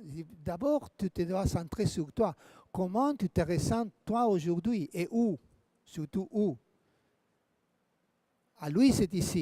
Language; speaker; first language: French; non-native, fluent; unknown